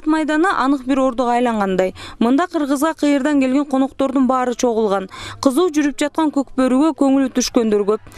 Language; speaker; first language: Kyrgyz; native; Kyrgyz